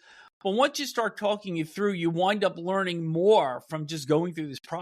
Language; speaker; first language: English; native; English